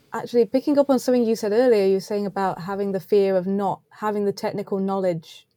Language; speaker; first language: English; native; English